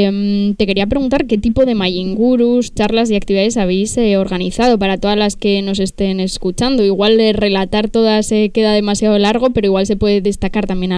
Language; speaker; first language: Spanish; native; Spanish